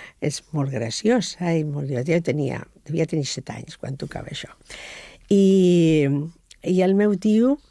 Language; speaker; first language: Catalan; non-native, local second language; Spanish